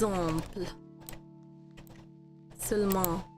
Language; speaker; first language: French; non-native, learner; English